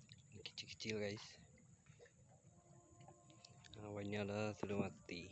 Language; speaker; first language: Indonesian; non-native, fluent; Bangla